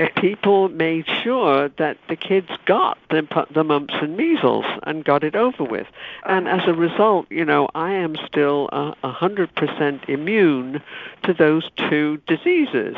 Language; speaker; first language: English; native; English